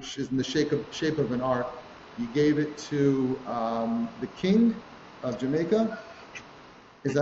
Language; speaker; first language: English; native; English